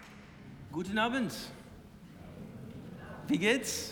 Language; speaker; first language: German; non-native, learner; English